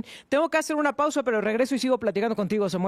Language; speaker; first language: Spanish; native; Spanish